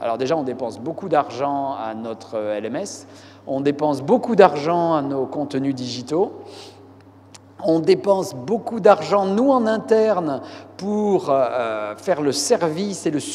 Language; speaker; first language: French; native; French